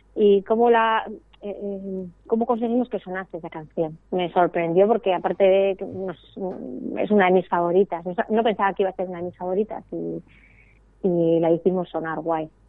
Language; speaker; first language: Spanish; native; Spanish